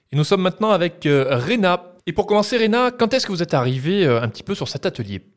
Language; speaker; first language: French; native; French